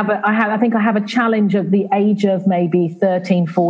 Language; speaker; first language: English; native; English